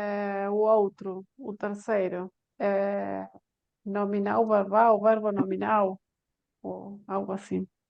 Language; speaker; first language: Portuguese; non-native, fluent; Spanish